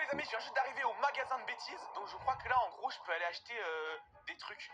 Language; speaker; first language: French; native; French